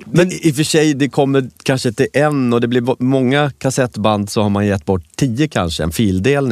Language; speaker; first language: Swedish; native; Swedish